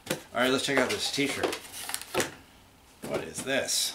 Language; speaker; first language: English; native; English